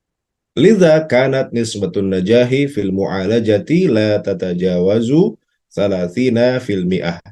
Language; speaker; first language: Arabic; non-native, fluent; Indonesian